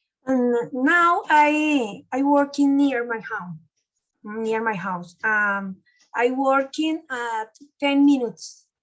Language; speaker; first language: English; non-native, learner; Spanish